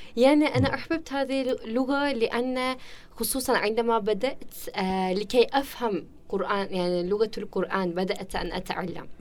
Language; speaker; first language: Arabic; non-native, fluent; Turkish